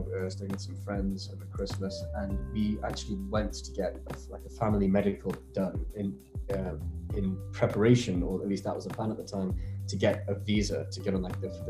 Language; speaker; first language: English; native; English